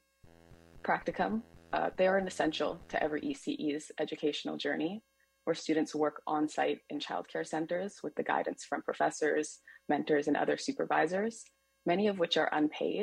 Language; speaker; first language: English; native; English